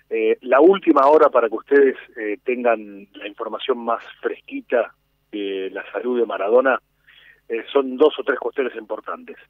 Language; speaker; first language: Spanish; native; Spanish